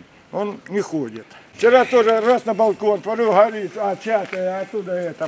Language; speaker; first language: Russian; native; Russian